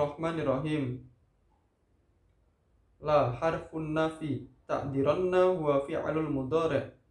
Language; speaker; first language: Arabic; non-native, learner; Indonesian